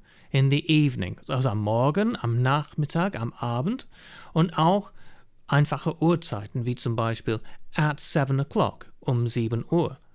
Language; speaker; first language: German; non-native, fluent; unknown